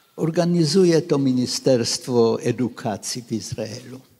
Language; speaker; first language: Polish; non-native, local second language; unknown